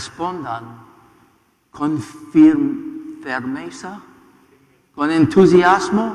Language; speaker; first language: Spanish; non-native, learner; English